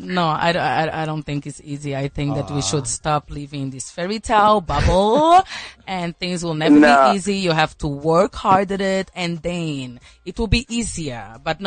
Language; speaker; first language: English; non-native, fluent; Portuguese